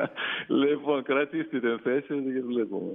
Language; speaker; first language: Greek; non-native, fluent; Russian